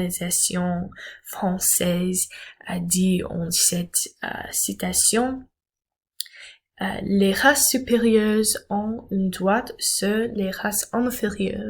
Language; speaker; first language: French; non-native, learner; English